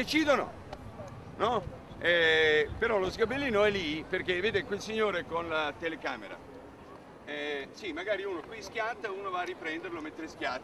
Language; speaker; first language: Italian; native; Italian